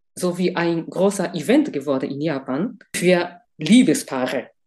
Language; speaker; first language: German; non-native, fluent; Japanese